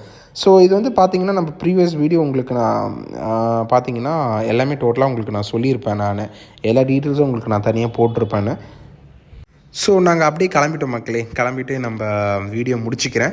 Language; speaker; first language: Tamil; native; Tamil